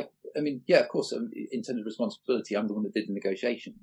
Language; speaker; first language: English; native; English